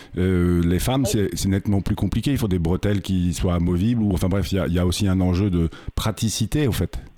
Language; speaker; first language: French; native; French